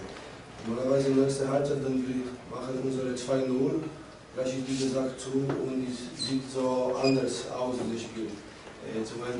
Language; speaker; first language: German; non-native, learner; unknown